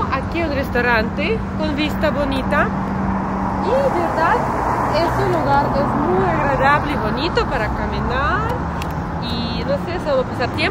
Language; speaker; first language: Spanish; non-native, learner; Russian